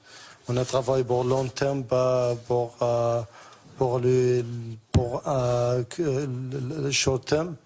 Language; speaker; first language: French; non-native, learner; Arabic